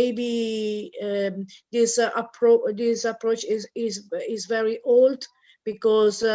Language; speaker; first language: English; non-native, learner; Italian